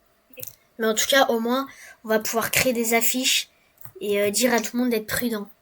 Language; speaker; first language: French; native; French